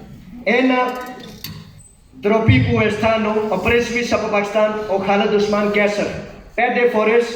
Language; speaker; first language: Greek; non-native, fluent; Urdu